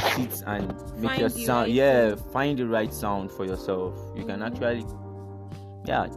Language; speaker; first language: English; non-native, local second language; Igbo